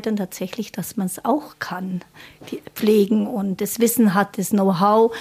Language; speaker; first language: German; native; German